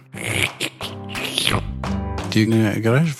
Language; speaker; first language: Russian; non-native, learner; English